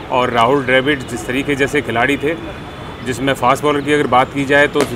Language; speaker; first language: Hindi; native; Hindi